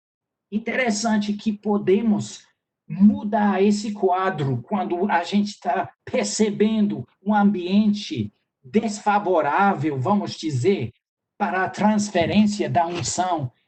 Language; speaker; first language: Portuguese; non-native, fluent; English